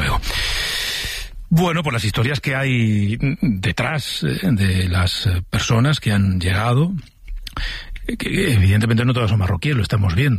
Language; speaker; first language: Spanish; native; Spanish